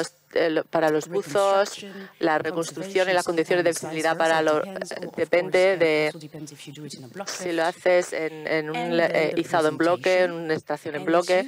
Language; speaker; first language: Spanish; non-native, fluent; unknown